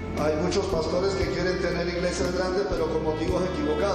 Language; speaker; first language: Spanish; native; Spanish